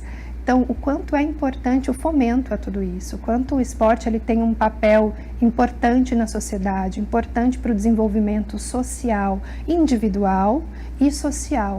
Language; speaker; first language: Portuguese; native; Portuguese